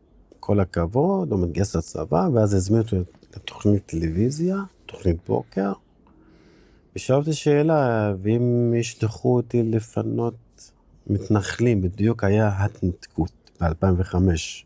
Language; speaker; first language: Hebrew; non-native, local second language; Arabic